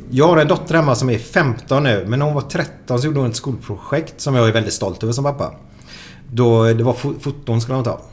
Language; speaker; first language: Swedish; native; Swedish